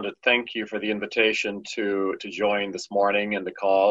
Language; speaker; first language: English; native; English